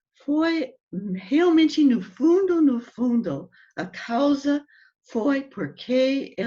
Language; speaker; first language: Portuguese; non-native, learner; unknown